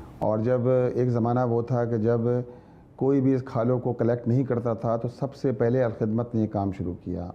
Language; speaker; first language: Urdu; native; Urdu